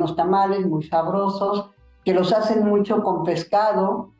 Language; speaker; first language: Spanish; native; Spanish